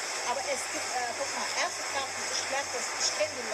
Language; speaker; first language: German; non-native, fluent; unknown